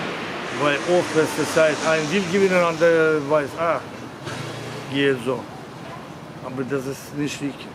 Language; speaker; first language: German; non-native, learner; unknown